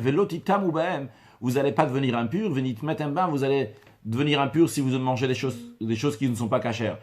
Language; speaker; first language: French; native; French